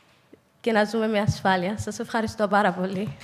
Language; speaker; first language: Greek; non-native, fluent; Somali